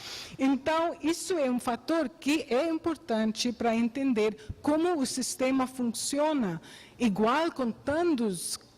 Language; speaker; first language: Portuguese; non-native, fluent; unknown